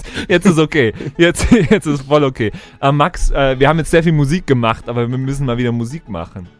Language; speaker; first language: German; native; German